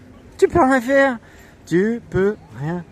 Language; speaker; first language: French; native; French